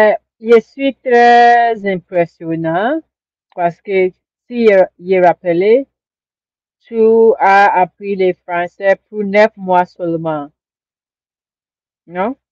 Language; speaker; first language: French; non-native, learner; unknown